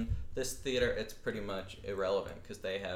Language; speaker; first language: English; native; English